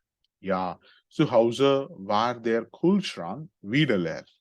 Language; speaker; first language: German; non-native, fluent; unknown